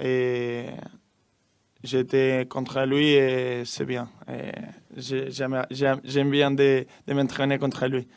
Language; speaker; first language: French; non-native, learner; Spanish